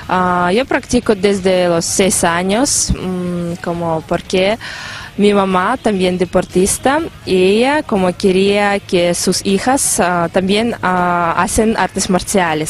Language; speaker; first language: Spanish; non-native, learner; Russian